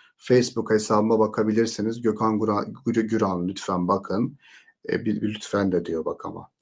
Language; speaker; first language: Turkish; native; Turkish